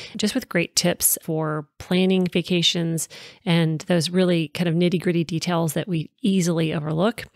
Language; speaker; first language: English; native; English